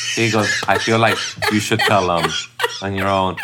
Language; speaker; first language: English; early bilingual, other home language; Spanish